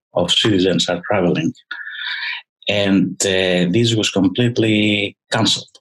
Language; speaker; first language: English; non-native, fluent; Greek